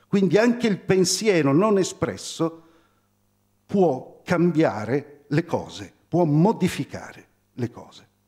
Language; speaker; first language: Italian; native; Italian